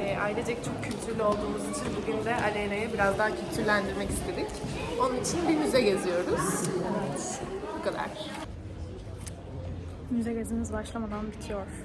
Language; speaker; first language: Turkish; early bilingual, heritage; Turkish